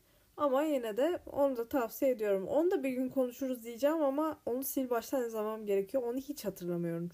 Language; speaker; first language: Turkish; native; Turkish